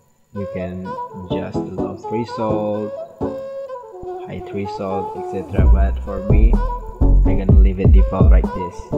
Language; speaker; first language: English; non-native, fluent; Indonesian